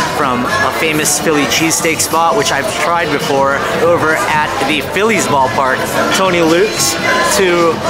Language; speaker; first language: English; native; English